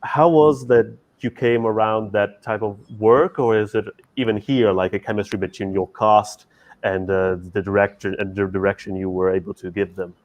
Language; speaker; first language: English; non-native, fluent; Italian